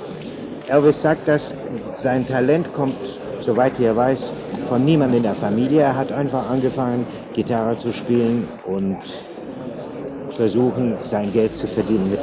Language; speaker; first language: German; non-native, fluent; English